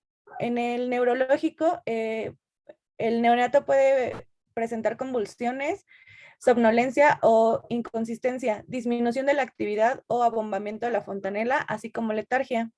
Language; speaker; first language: Spanish; native; Spanish